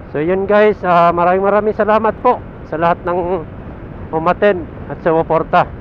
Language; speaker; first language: Filipino; native; Filipino